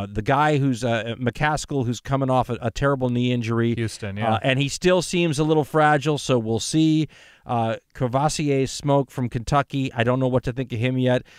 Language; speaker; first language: English; native; English